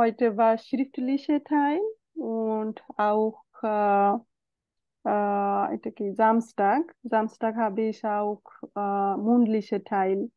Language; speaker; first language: German; non-native, fluent; Bangla